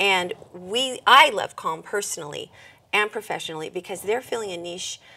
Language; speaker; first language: English; native; English